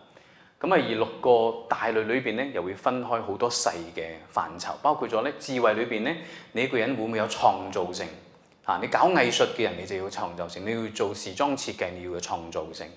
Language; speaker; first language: Cantonese; native; Cantonese